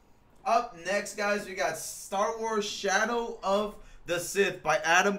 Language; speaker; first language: English; native; English